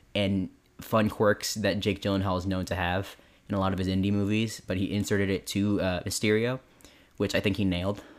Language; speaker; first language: English; early bilingual, other home language; Filipino